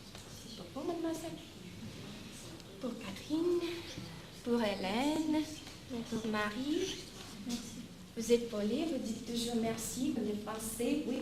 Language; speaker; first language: French; non-native, fluent; Russian